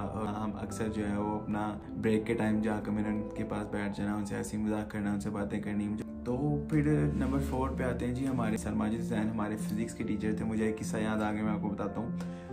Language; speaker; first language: Urdu; non-native, local second language; Punjabi